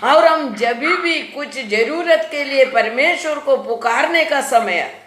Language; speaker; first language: Hindi; non-native, local second language; Malayalam